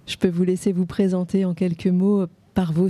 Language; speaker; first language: French; native; French